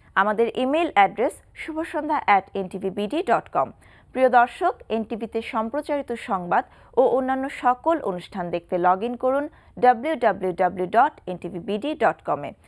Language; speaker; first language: Bangla; native; Bangla